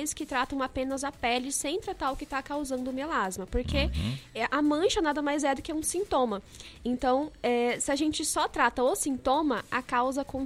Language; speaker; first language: Portuguese; native; Portuguese